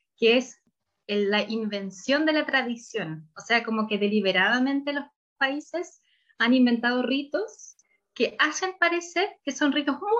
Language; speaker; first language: Spanish; early bilingual, heritage; Spanish